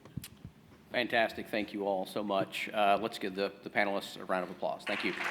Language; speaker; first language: English; native; English